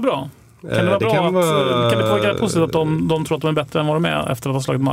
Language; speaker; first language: Swedish; native; Swedish